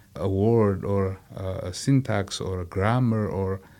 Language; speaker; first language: English; non-native, fluent; Amharic